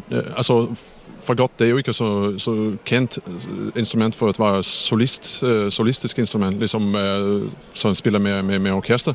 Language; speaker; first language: Danish; non-native, fluent; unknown